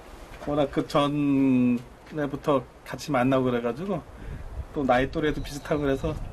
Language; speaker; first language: Korean; native; Korean